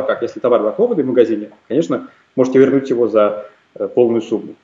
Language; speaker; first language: Russian; native; Russian